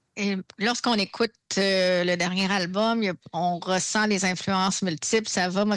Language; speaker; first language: French; native; French